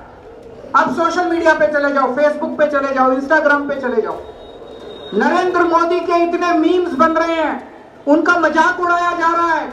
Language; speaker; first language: Hindi; native; Hindi